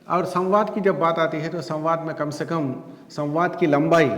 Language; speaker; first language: Hindi; non-native, local second language; Telugu